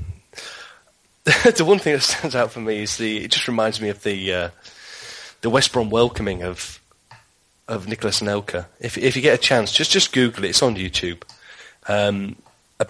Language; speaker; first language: English; native; English